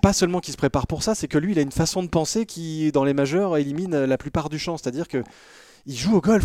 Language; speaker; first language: French; native; French